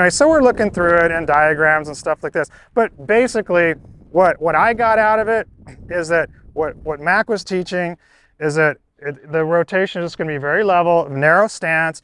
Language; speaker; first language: English; native; English